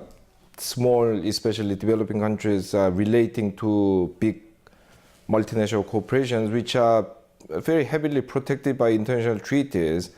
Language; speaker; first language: English; non-native, fluent; Korean